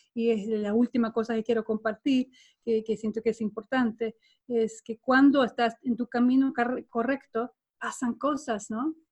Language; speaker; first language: Spanish; non-native, fluent; Swedish